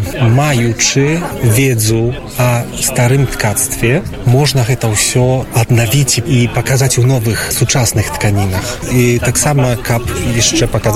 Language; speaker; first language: Polish; non-native, local second language; Ukrainian